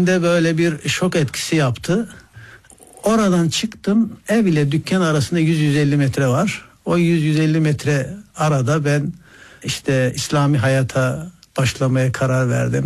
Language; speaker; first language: Turkish; native; Turkish